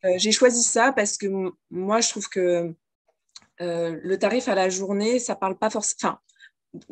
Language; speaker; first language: French; native; French